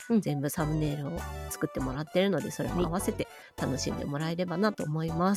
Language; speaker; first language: Japanese; native; Japanese